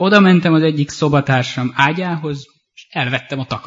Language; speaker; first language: Hungarian; native; Hungarian